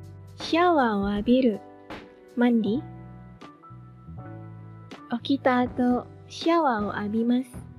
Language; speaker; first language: Japanese; non-native, fluent; Indonesian